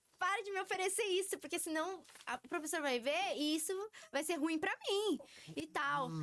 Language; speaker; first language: Portuguese; early bilingual, heritage; Portuguese